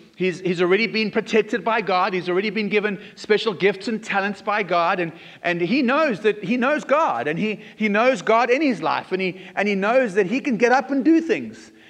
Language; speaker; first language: English; native; English